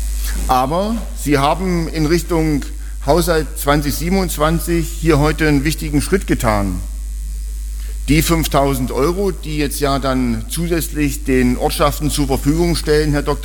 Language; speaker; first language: German; native; German